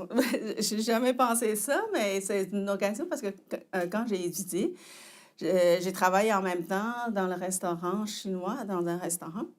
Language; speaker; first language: French; non-native, fluent; Chinese